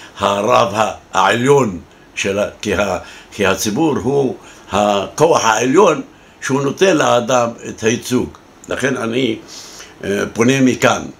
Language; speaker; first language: Hebrew; non-native, local second language; Arabic